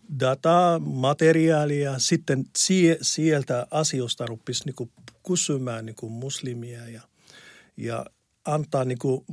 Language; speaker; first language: Finnish; non-native, learner; Arabic